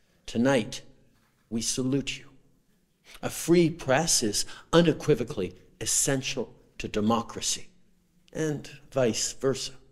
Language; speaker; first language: English; early bilingual, other home language; French